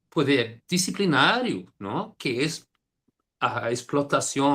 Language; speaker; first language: Spanish; non-native, fluent; Portuguese